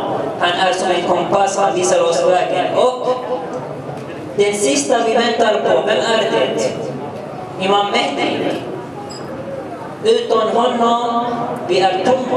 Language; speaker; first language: Swedish; early bilingual, other home language; Arabic